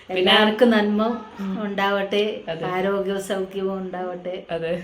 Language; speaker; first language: Malayalam; non-native, fluent; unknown